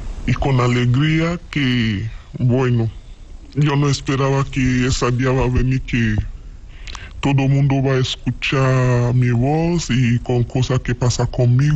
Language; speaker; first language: Spanish; non-native, learner; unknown